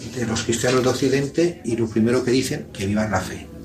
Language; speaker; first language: Spanish; native; Spanish